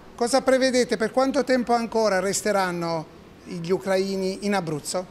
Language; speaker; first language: Italian; native; Italian